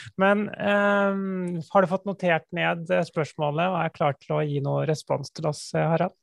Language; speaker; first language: Norwegian; native; Norwegian